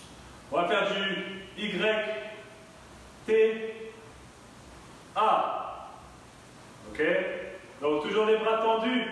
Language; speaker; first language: French; native; French